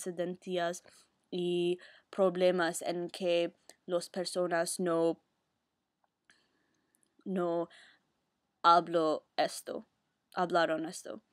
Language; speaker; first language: Spanish; non-native, learner; English